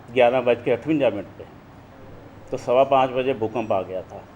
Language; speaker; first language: Hindi; non-native, local second language; Punjabi